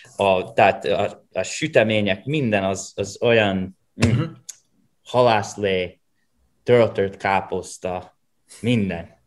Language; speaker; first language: Hungarian; non-native, fluent; English